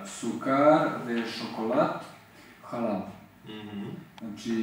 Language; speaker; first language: Hebrew; non-native, learner; Serbian